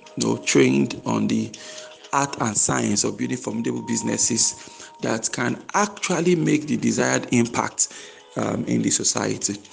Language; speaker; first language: English; non-native, local second language; Yoruba